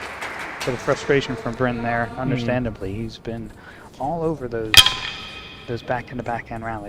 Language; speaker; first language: English; native; English